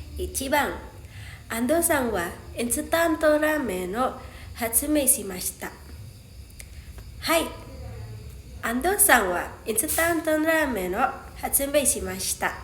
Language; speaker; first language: Japanese; non-native, learner; Indonesian